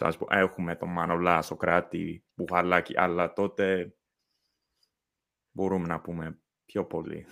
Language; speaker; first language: Greek; early bilingual, heritage; English